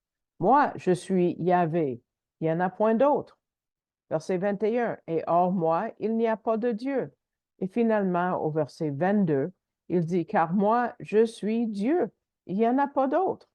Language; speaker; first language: French; native; French